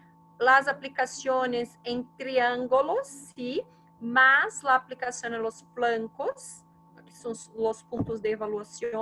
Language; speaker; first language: Spanish; non-native, fluent; Portuguese